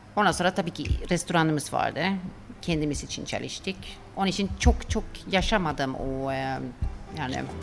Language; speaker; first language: Turkish; non-native, fluent; Swedish